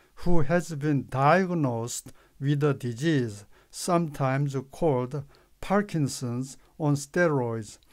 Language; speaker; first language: English; non-native, fluent; Korean